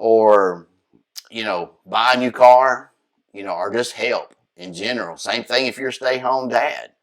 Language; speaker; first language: English; native; English